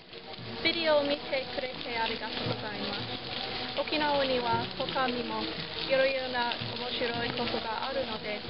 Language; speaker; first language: Japanese; non-native, learner; English